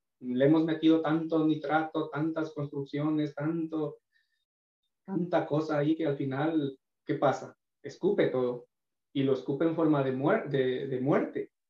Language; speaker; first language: Spanish; native; Spanish